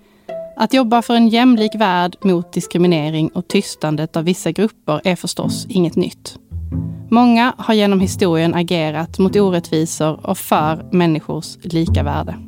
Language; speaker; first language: Swedish; native; Swedish